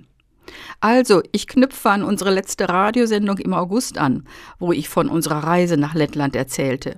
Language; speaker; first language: German; native; German